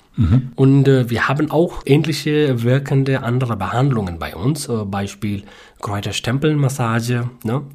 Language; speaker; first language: German; non-native, learner; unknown